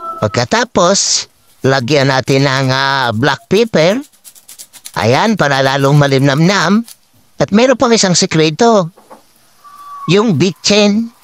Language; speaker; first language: Filipino; non-native, local second language; Cebuano